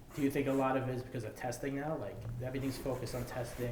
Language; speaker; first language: English; native; English